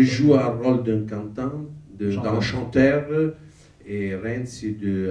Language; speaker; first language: French; non-native, learner; Italian